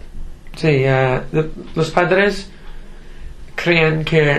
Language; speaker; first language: Spanish; non-native, learner; English